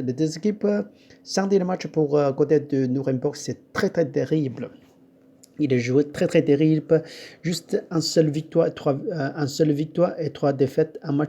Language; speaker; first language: French; non-native, fluent; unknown